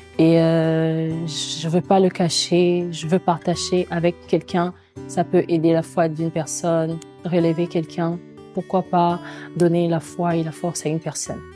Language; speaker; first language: French; non-native, local second language; Lingala